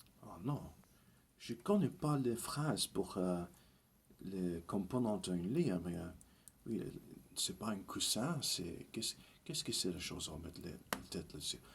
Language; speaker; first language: French; early bilingual, heritage; English